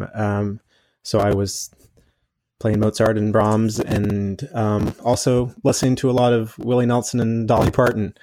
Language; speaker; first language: English; native; English